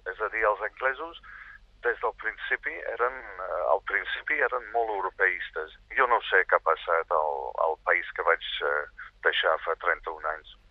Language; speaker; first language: Catalan; non-native, fluent; English